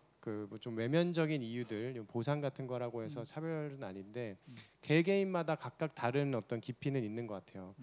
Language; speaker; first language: Korean; native; Korean